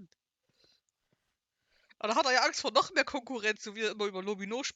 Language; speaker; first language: German; native; German